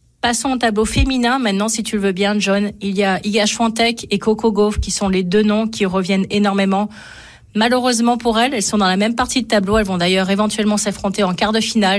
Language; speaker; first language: French; native; French